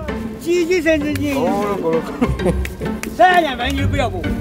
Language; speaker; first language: Chinese; native; Chinese